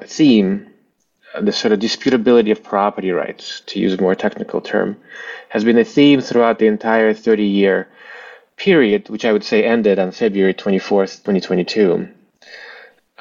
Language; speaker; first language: English; non-native, fluent; Russian